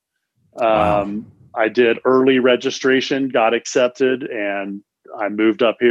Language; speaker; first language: English; native; English